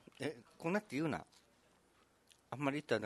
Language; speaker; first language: Japanese; native; Japanese